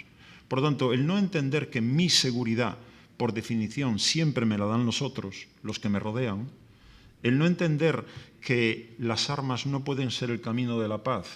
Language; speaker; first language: Spanish; native; Spanish